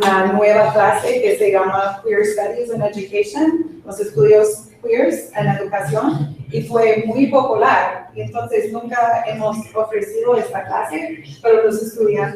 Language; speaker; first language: Spanish; non-native, fluent; English